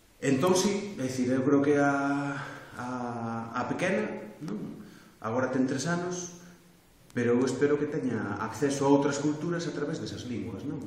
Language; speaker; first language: Galician; non-native, local second language; Spanish